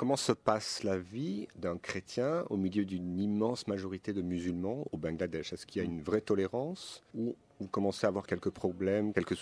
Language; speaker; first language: French; native; French